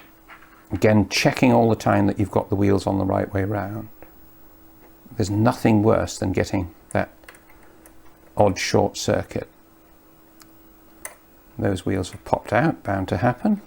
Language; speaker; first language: English; native; English